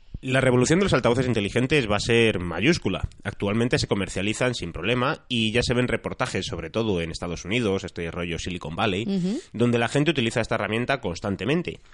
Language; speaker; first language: Spanish; native; Spanish